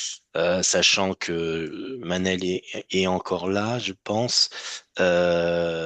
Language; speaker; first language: French; native; French